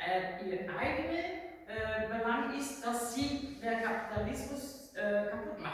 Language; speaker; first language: German; non-native, learner; Dutch